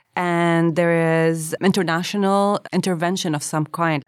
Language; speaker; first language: English; non-native, fluent; Arabic